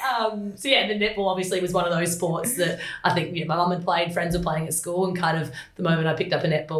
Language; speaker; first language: English; native; English